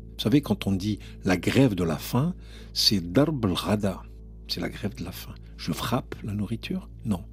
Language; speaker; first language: French; non-native, local second language; Arabic